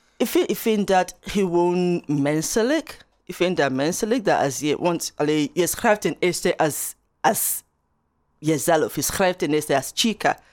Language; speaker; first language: Dutch; non-native, fluent; Igbo